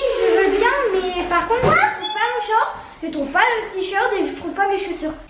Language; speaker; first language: French; native; French